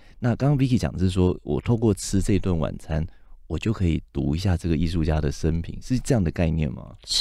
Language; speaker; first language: Chinese; native; Chinese